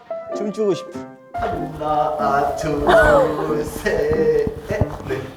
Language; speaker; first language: Korean; non-native, fluent; Hindi